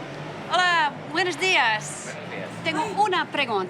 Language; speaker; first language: Spanish; non-native, learner; Western Frisian